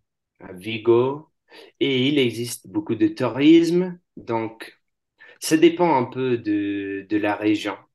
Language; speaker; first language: French; non-native, fluent; English